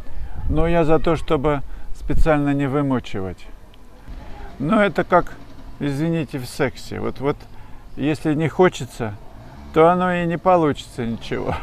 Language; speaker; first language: Russian; native; Russian